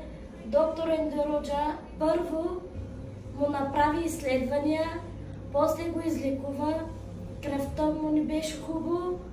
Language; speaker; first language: Bulgarian; non-native, local second language; Turkish